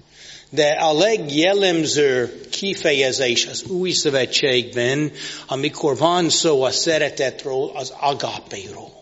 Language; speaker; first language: Hungarian; non-native, fluent; English